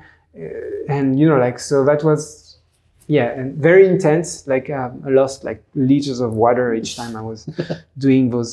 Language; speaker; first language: English; non-native, fluent; French